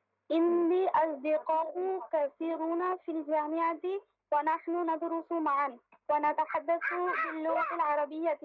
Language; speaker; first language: Arabic; non-native, learner; Bangla